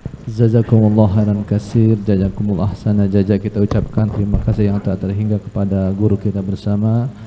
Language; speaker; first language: Indonesian; native; Indonesian